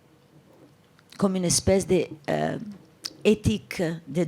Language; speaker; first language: French; non-native, fluent; Italian